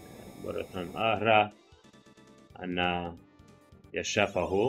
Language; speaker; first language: Arabic; non-native, learner; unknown